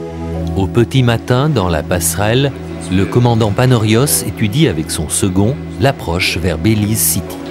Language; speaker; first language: French; native; French